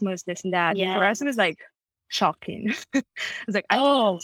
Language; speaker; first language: English; non-native, fluent; Russian